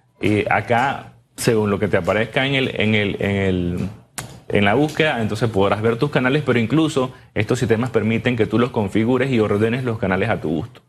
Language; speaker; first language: Spanish; native; Spanish